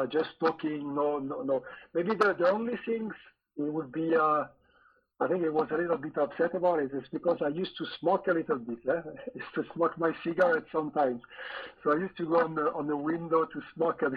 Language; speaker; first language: English; non-native, fluent; French